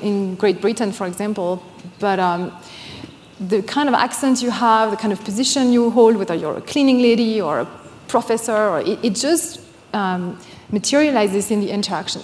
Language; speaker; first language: English; non-native, fluent; French